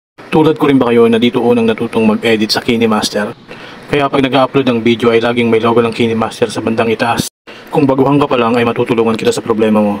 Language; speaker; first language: Filipino; native; Filipino